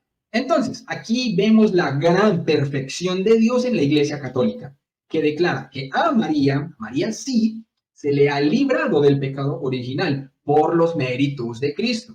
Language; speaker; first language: Spanish; native; Spanish